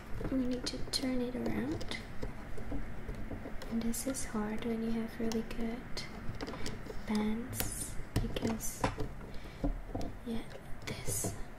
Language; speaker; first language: English; non-native, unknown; Dutch